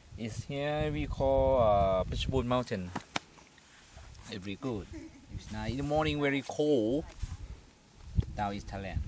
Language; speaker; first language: English; non-native, learner; Thai